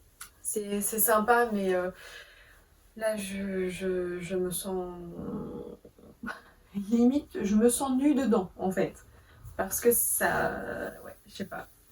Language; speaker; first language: French; native; French